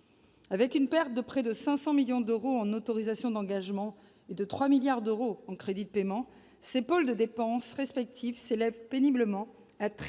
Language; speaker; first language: French; native; French